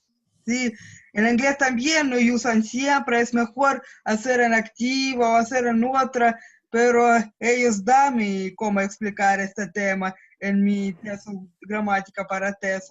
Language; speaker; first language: Spanish; non-native, learner; Russian